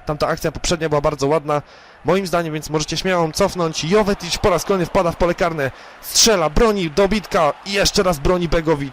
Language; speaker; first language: Polish; native; Polish